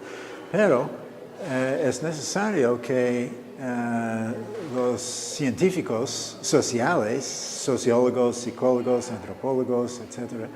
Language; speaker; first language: Spanish; non-native, fluent; English